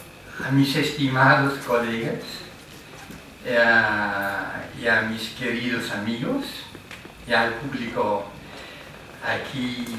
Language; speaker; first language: Spanish; non-native, fluent; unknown